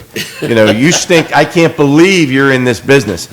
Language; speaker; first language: English; native; English